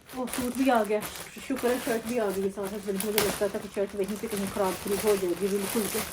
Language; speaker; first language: Urdu; native; Urdu